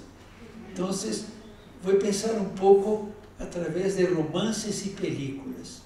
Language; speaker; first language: Spanish; non-native, fluent; Portuguese